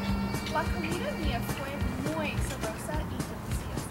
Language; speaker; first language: Spanish; non-native, learner; English